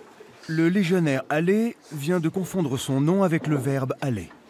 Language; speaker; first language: French; native; French